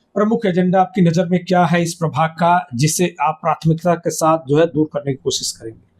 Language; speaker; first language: Hindi; native; Hindi